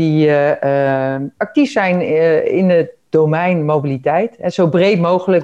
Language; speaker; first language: Dutch; native; Dutch